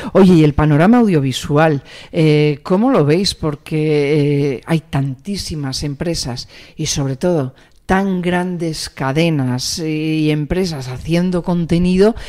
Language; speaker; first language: Spanish; native; Spanish